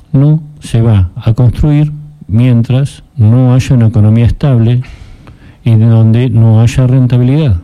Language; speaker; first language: Spanish; native; Spanish